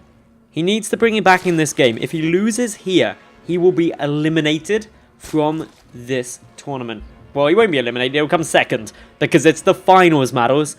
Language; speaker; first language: English; native; English